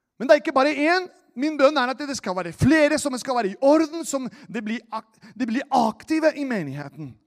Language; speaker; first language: Norwegian; non-native, fluent; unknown